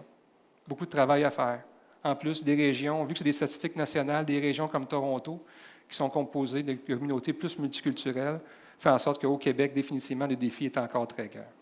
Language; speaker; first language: French; native; French